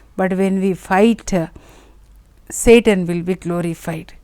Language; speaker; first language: English; non-native, local second language; Telugu